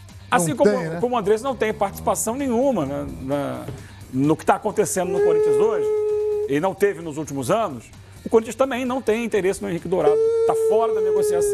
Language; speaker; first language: Portuguese; native; Portuguese